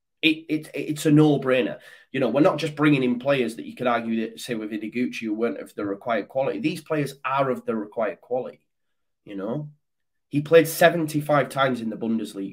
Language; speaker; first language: English; native; English